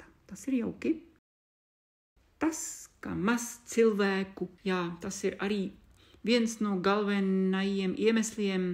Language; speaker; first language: Latvian; non-native, fluent; Czech